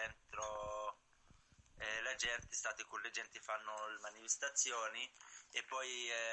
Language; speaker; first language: Italian; non-native, learner; Arabic